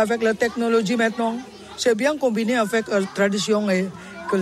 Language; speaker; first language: French; non-native, learner; Indonesian